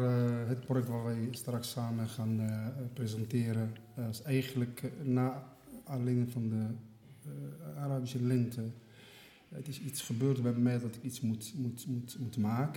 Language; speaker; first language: Dutch; non-native, fluent; Arabic